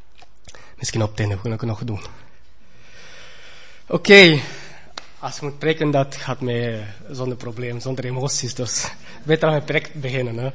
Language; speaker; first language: Dutch; non-native, fluent; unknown